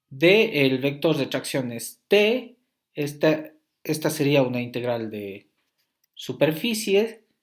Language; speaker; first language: Spanish; native; Spanish